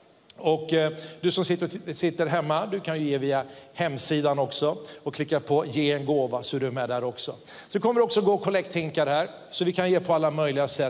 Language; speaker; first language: Swedish; native; Swedish